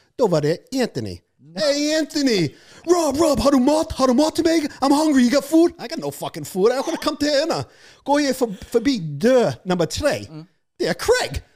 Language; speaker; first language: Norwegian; non-native, fluent; English